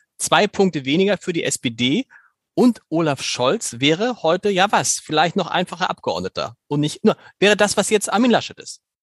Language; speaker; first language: German; native; German